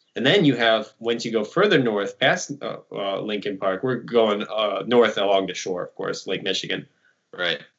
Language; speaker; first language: English; early bilingual, other home language; Ukrainian